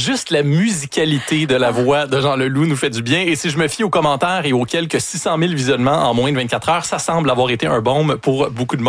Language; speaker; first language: French; native; French